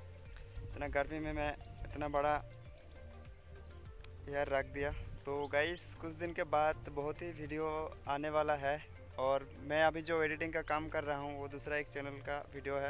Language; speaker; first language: Hindi; non-native, local second language; Bangla